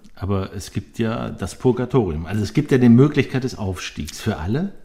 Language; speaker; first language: German; native; German